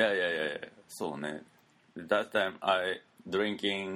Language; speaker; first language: English; non-native, learner; Japanese